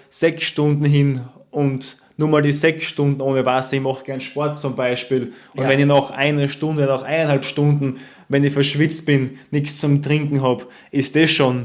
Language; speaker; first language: German; native; German